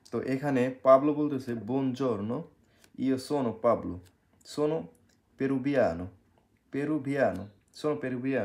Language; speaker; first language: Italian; non-native, fluent; Bangla